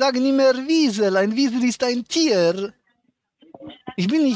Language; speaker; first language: German; native; German